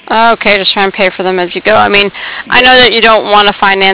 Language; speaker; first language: English; native; English